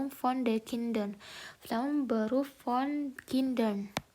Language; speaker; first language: German; non-native, fluent; Indonesian